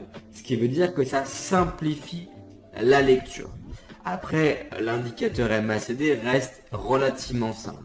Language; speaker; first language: French; native; French